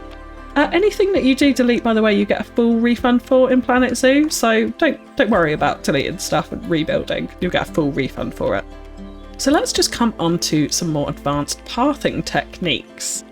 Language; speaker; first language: English; native; English